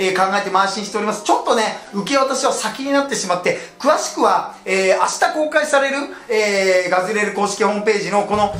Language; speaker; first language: Japanese; native; Japanese